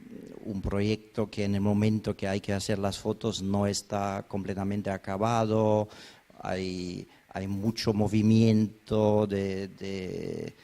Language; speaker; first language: Spanish; non-native, fluent; German